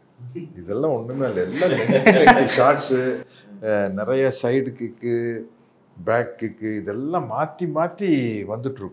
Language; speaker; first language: Tamil; native; Tamil